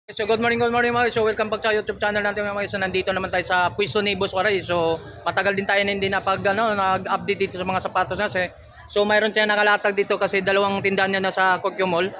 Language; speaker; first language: Filipino; native; Filipino